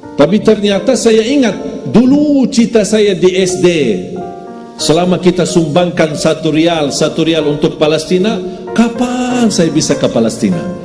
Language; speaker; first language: Indonesian; non-native, fluent; Arabic